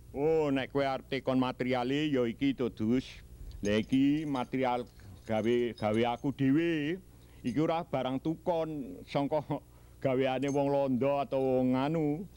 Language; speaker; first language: Javanese; early bilingual, heritage; Javanese